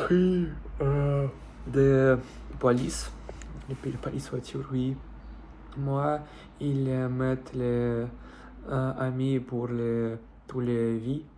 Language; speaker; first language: French; non-native, learner; Russian